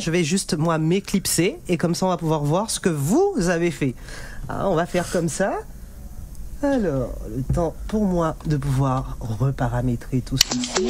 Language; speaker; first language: French; native; French